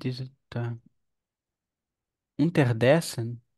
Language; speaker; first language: German; non-native, learner; Portuguese